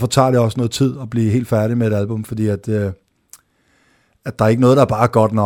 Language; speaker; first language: Danish; native; Danish